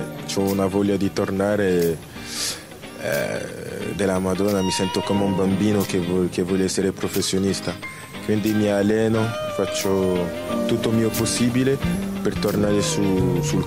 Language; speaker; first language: Italian; non-native, fluent; French